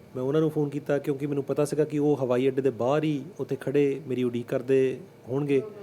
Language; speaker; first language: Punjabi; early bilingual, heritage; Punjabi